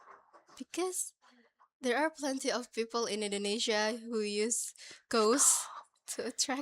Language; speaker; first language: English; non-native, learner; Indonesian